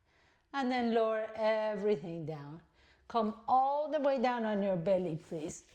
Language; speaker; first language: English; native; English